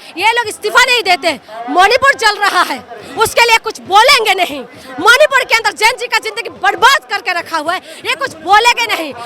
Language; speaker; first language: Hindi; non-native, local second language; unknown